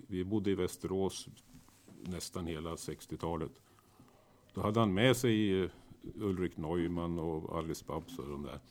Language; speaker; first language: Swedish; native; Swedish